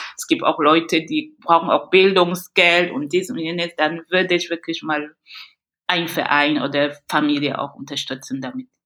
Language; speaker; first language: German; non-native, fluent; French